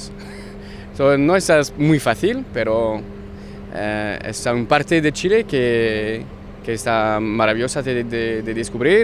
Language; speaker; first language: Spanish; non-native, learner; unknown